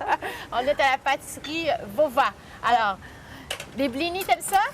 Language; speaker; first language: French; native; French